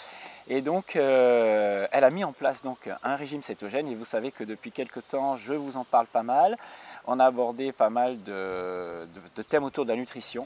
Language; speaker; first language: French; native; French